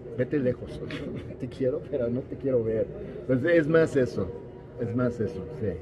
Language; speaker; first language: Spanish; non-native, fluent; English